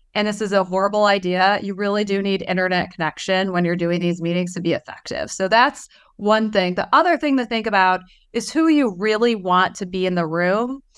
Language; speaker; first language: English; native; English